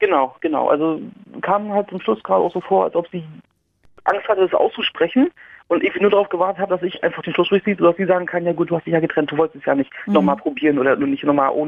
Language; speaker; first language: German; native; German